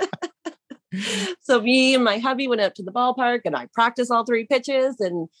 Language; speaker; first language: English; native; English